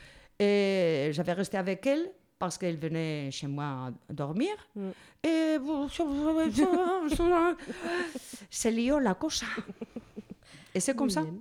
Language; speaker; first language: French; non-native, fluent; Spanish